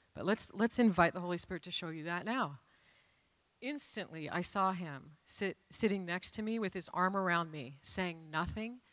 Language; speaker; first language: English; native; English